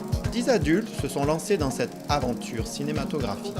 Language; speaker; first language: French; native; French